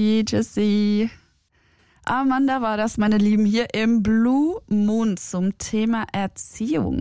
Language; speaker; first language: German; native; German